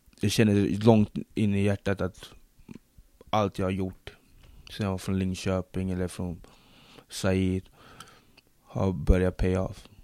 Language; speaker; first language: Swedish; early bilingual, other home language; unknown